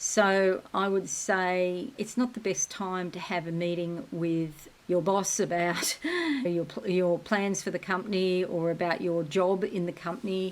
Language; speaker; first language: English; native; English